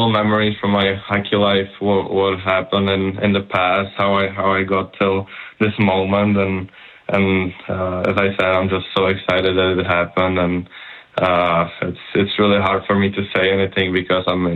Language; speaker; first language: English; non-native, fluent; Czech